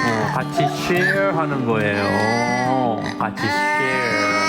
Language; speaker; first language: Korean; early bilingual, heritage; Korean